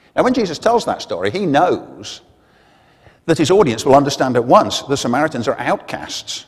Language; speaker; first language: English; native; English